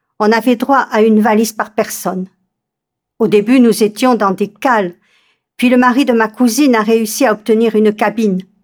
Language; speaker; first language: French; native; French